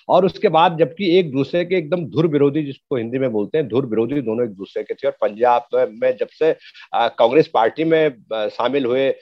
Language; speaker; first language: Hindi; native; Hindi